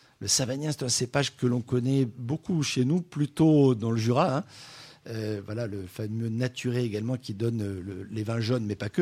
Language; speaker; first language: French; native; French